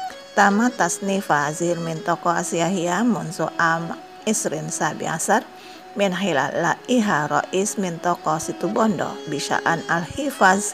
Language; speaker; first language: Arabic; non-native, fluent; Indonesian